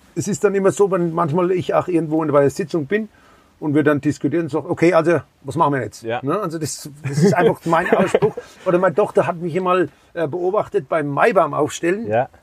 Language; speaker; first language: German; native; German